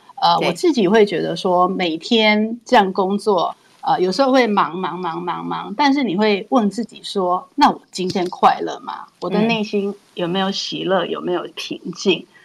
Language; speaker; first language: Chinese; native; Chinese